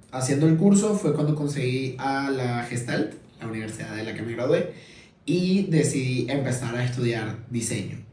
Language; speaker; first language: Spanish; native; Spanish